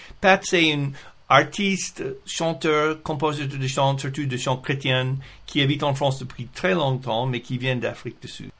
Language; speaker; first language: French; non-native, fluent; English